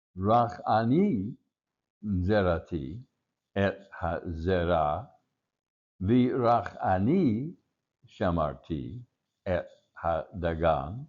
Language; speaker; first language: Hebrew; non-native, learner; English